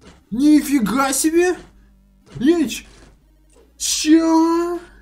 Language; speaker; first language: Russian; native; Russian